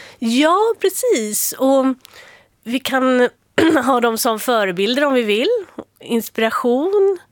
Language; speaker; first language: Swedish; native; Swedish